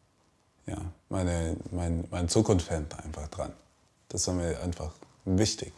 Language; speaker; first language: German; non-native, fluent; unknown